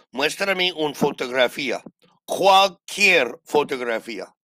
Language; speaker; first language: Spanish; non-native, learner; English